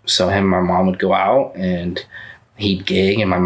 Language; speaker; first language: English; early bilingual, other home language; Spanish